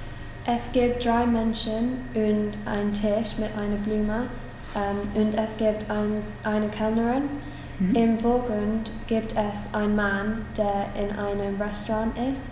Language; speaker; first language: German; non-native, learner; English